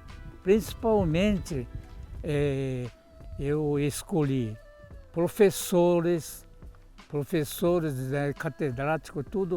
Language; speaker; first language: Portuguese; non-native, local second language; Japanese